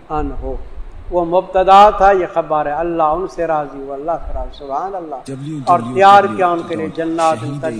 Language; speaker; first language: Urdu; non-native, local second language; Saraiki